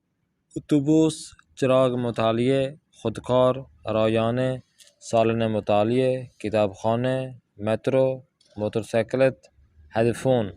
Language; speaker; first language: Persian; non-native, fluent; Urdu